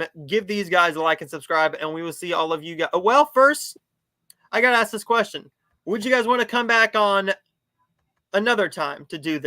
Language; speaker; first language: English; native; English